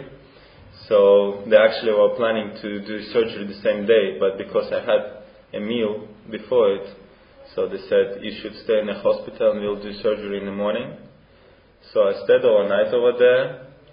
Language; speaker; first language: English; non-native, fluent; Russian